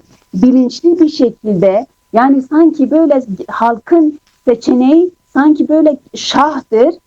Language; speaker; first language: Turkish; non-native, fluent; Kurdish